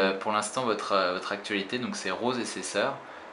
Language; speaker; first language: French; native; French